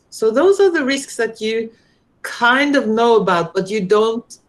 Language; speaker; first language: English; non-native, fluent; Norwegian